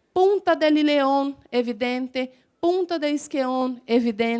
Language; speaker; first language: Spanish; non-native, fluent; Portuguese